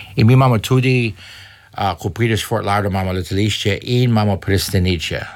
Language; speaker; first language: Slovenian; early bilingual, heritage; Slovenian